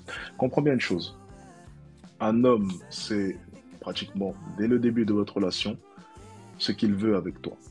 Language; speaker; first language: French; native; French